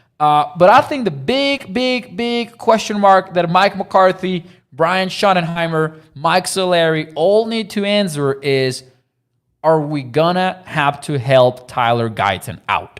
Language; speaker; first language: English; native; English